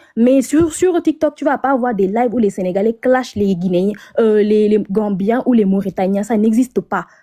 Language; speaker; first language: French; non-native, local second language; Wolof